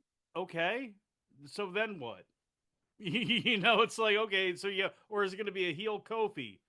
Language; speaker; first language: English; native; English